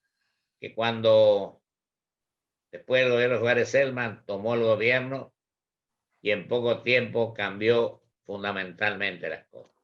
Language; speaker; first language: Spanish; native; Spanish